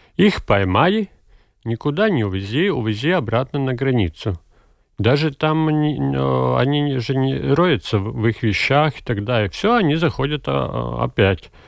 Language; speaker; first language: Russian; non-native, local second language; Latvian